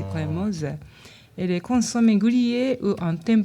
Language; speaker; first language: French; non-native, learner; Japanese